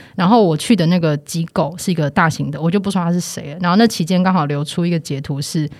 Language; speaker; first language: Chinese; native; Chinese